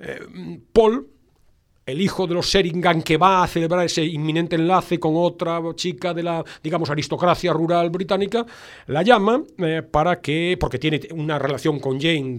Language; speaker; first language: Spanish; native; Spanish